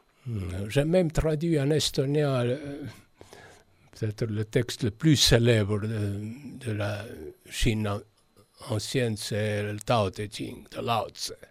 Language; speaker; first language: French; non-native, fluent; Estonian